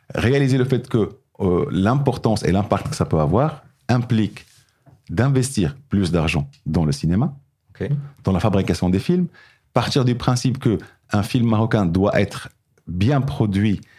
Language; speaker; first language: French; non-native, local second language; Arabic